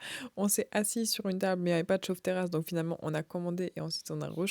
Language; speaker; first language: French; native; French